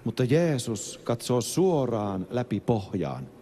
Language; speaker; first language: Finnish; native; Finnish